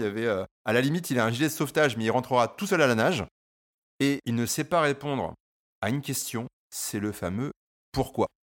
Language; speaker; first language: French; native; French